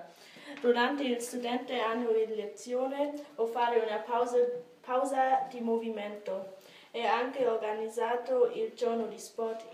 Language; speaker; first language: Italian; non-native, learner; German